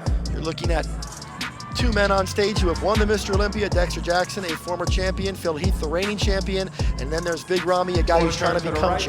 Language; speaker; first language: English; native; English